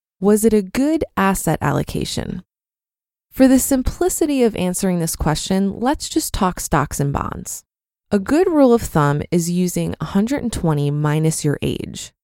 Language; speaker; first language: English; native; English